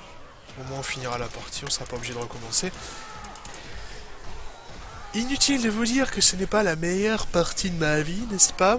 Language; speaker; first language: French; native; French